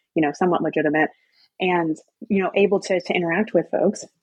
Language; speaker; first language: English; native; English